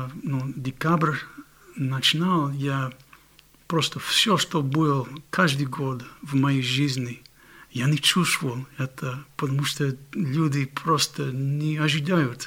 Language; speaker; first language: Russian; non-native, fluent; English